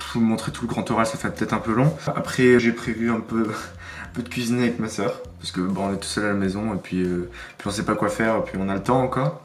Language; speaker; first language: French; native; French